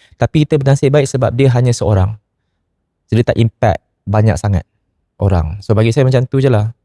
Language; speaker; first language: Malay; native; Malay